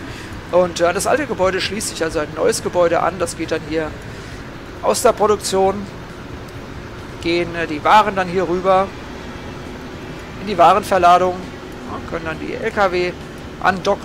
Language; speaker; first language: German; native; German